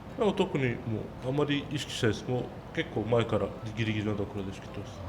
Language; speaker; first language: Japanese; non-native, fluent; Ukrainian